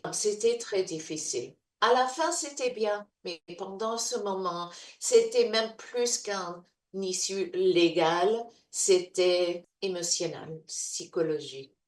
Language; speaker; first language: French; non-native, learner; English